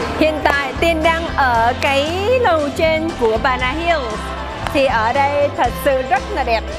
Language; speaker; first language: Vietnamese; early bilingual, heritage; Vietnamese